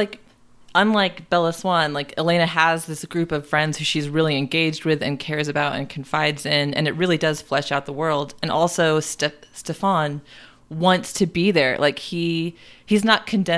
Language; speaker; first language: English; native; English